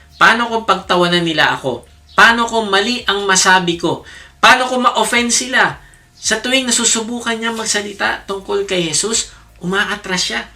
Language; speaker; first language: Filipino; native; Filipino